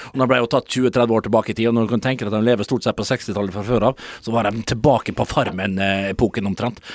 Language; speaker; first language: Norwegian; native; Norwegian